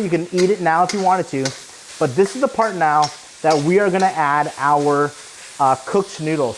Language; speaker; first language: English; native; English